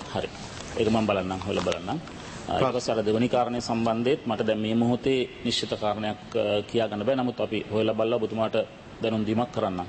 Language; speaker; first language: Sinhala; native; Sinhala